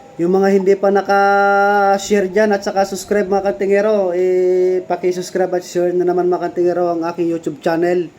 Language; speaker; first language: Filipino; non-native, local second language; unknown